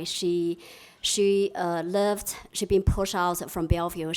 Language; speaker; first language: English; non-native, fluent; Chinese